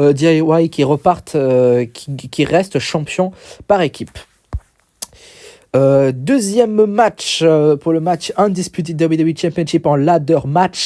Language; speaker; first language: French; native; French